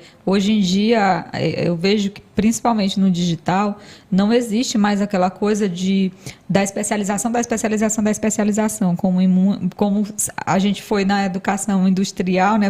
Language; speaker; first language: Portuguese; native; Portuguese